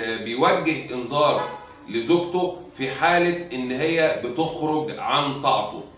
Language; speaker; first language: Arabic; native; Arabic